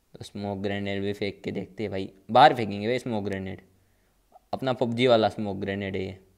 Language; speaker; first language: Hindi; non-native, local second language; Marathi